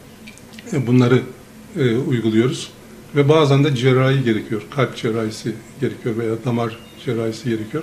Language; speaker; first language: Turkish; native; Turkish